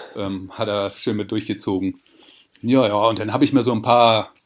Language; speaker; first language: German; native; German